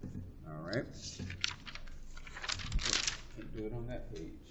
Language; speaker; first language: English; native; English